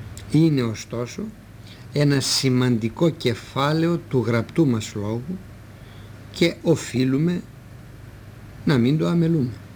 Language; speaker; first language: Greek; native; Greek